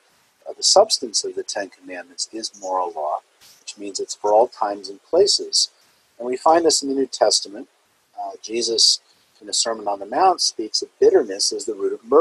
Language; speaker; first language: English; native; English